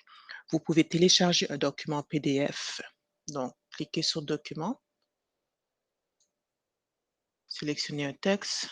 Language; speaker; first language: French; native; French